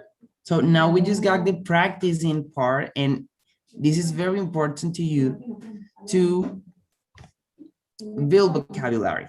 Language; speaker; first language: English; non-native, fluent; Spanish